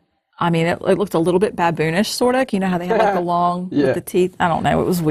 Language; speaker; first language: English; native; English